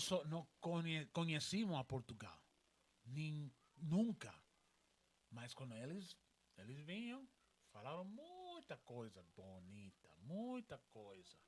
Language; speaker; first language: Portuguese; non-native, learner; Spanish